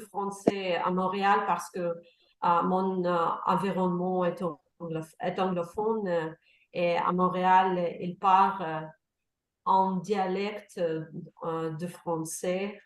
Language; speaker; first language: French; non-native, learner; Russian